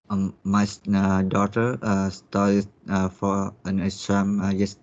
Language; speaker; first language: English; non-native, learner; Vietnamese